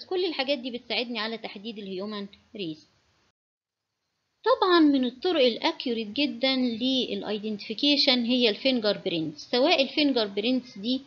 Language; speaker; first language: Arabic; native; Arabic